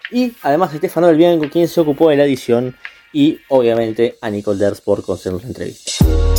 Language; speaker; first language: Spanish; native; Spanish